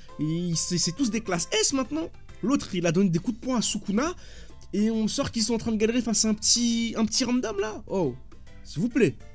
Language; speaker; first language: French; native; French